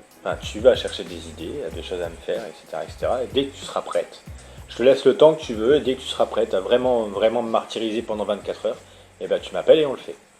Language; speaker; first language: French; native; French